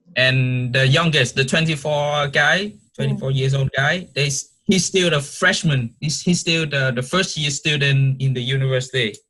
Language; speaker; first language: English; non-native, learner; Vietnamese